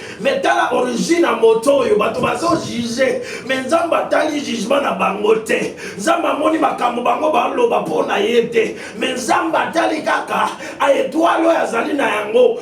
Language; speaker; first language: Lingala; native; Lingala